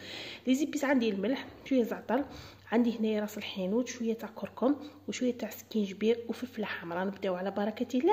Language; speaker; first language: Arabic; native; Arabic